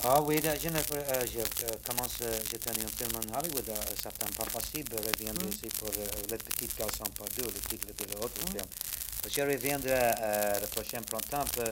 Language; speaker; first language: French; non-native, learner; English